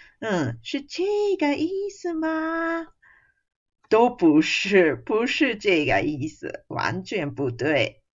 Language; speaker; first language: Chinese; non-native, fluent; Japanese